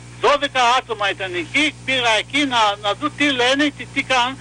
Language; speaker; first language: Greek; early bilingual, heritage; Greek